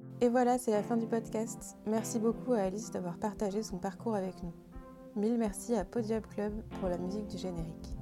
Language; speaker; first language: French; native; French